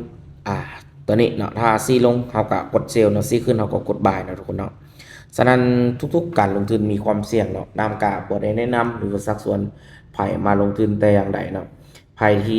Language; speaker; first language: Thai; non-native, local second language; Northeastern Thai